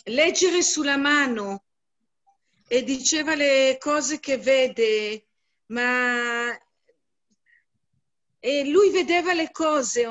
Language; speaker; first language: Italian; non-native, fluent; Hebrew